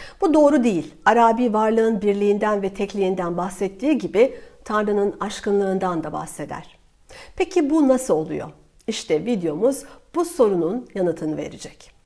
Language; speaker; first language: Turkish; native; Turkish